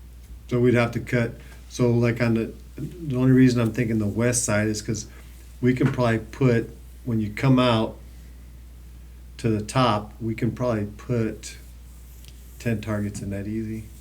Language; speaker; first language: English; native; English